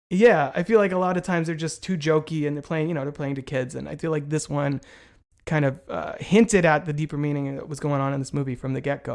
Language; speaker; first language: English; native; English